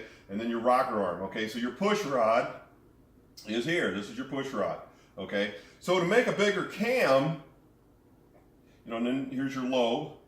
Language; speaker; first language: English; native; English